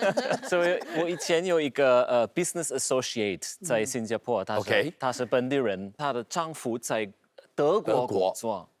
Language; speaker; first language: Chinese; non-native, fluent; German